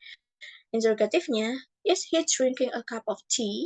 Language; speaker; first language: English; non-native, fluent; Indonesian